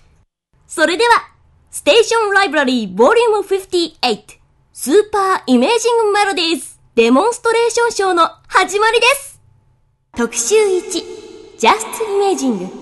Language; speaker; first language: Japanese; native; Japanese